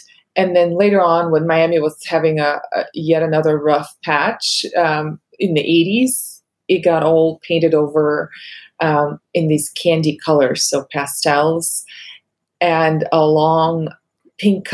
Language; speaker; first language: English; non-native, fluent; Russian